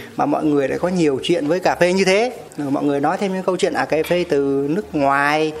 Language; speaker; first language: Vietnamese; native; Vietnamese